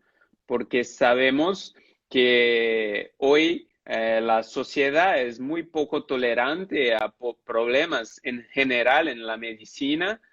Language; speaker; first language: Spanish; non-native, fluent; Portuguese